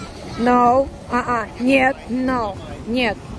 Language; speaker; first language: Russian; native; Russian